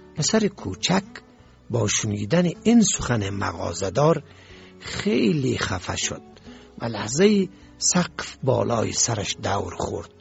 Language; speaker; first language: Persian; native; Persian